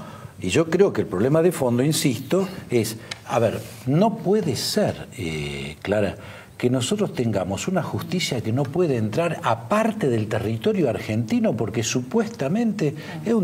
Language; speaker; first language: Spanish; native; Spanish